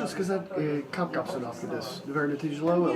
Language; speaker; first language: Russian; non-native, learner; English